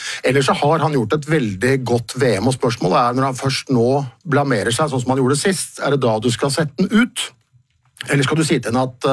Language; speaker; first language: Norwegian; native; Norwegian